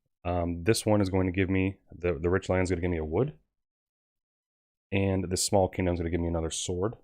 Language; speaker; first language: English; native; English